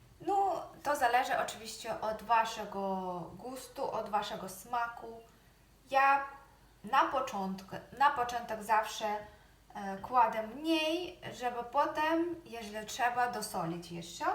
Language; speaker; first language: Polish; non-native, fluent; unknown